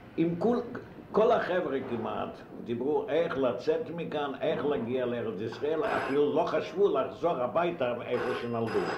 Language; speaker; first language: Hebrew; non-native, fluent; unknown